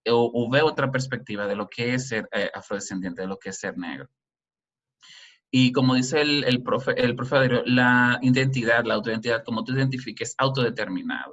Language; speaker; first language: Spanish; native; Spanish